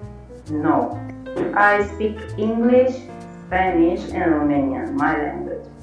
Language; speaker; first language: English; non-native, learner; Romanian